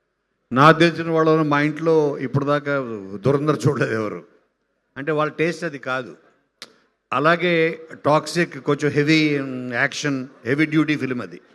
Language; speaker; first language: Telugu; native; Telugu